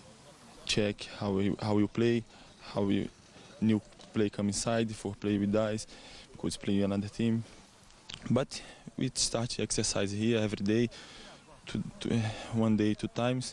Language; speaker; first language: English; non-native, learner; Portuguese